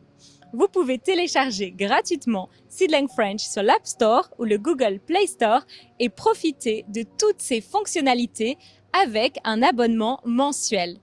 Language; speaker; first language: French; native; French